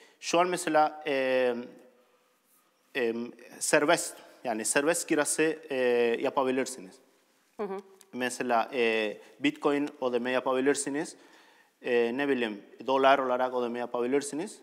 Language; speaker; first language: Turkish; non-native, learner; Spanish